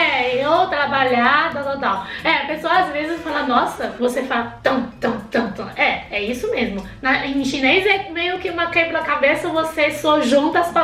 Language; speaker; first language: Portuguese; non-native, fluent; Chinese